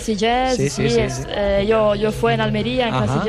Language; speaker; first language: Spanish; non-native, learner; Italian